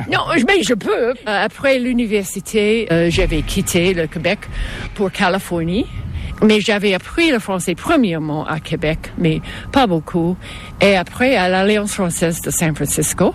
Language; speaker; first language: French; non-native, fluent; English